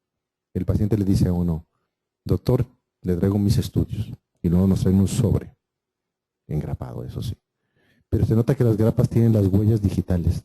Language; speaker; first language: Spanish; native; Spanish